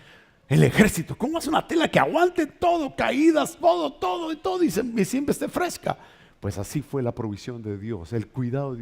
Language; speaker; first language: Spanish; native; Spanish